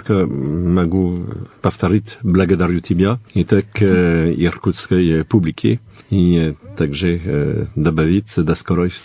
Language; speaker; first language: Russian; non-native, fluent; French